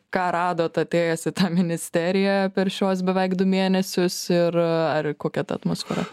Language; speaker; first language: Lithuanian; native; Lithuanian